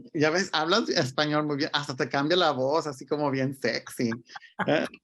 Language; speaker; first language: Spanish; early bilingual, other home language; English